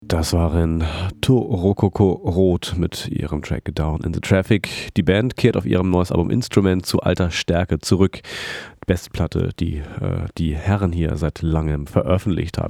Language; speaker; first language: German; native; German